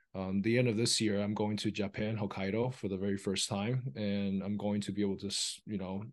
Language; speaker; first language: English; early bilingual, other home language; Chinese